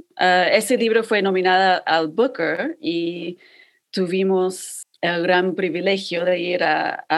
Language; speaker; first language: Spanish; non-native, fluent; English